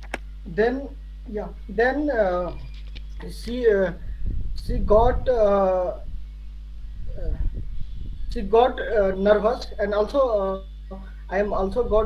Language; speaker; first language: English; non-native, learner; Hindi